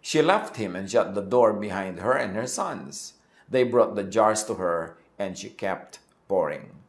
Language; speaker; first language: English; non-native, local second language; Filipino